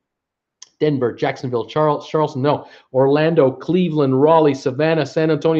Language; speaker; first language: English; native; English